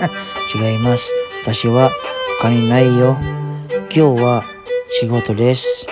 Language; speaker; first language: Japanese; non-native, learner; Filipino